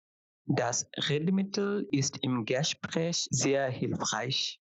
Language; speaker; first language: German; non-native, fluent; Bangla